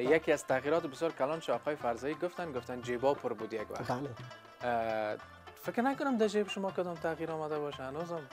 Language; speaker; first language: Persian; native; Persian